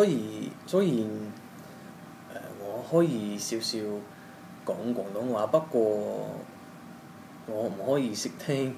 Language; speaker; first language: Cantonese; non-native, learner; English